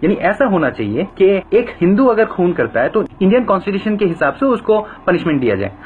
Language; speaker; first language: Hindi; non-native, fluent; Bangla